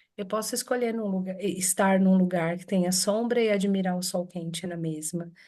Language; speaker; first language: Portuguese; native; Portuguese